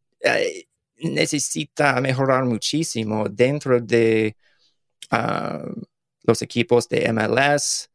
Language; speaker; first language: Spanish; non-native, learner; English